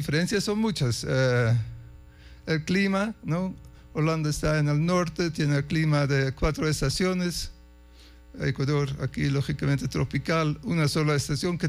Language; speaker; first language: Spanish; non-native, fluent; Dutch